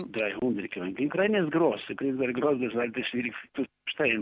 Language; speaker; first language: German; non-native, learner; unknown